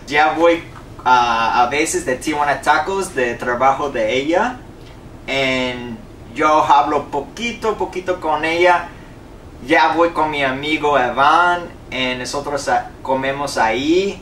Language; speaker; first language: Spanish; non-native, learner; English